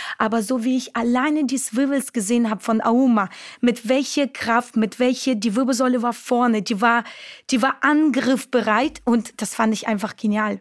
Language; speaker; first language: German; non-native, fluent; Romanian